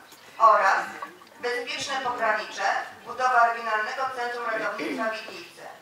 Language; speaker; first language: Polish; native; Polish